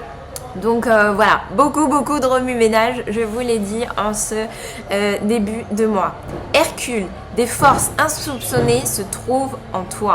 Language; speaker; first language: French; native; French